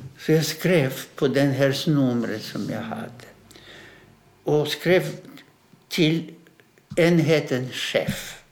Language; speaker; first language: Swedish; non-native, fluent; Russian